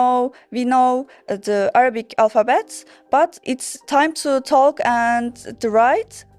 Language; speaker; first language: English; non-native, learner; Turkish